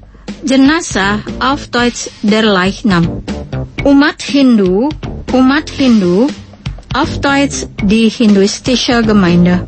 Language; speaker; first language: German; non-native, local second language; Indonesian